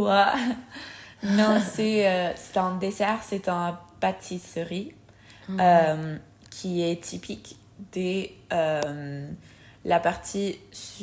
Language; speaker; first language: French; non-native, fluent; Spanish